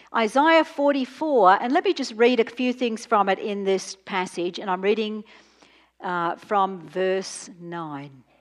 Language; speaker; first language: English; native; English